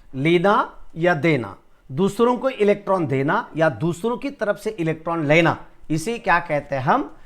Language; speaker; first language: Hindi; non-native, local second language; Marathi